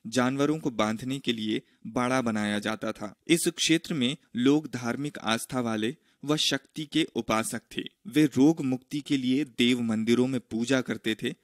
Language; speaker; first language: Hindi; native; Hindi